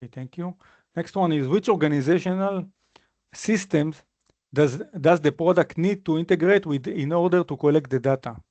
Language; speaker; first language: English; non-native, fluent; Hebrew